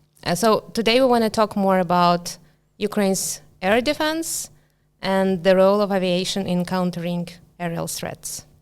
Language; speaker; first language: English; non-native, fluent; Ukrainian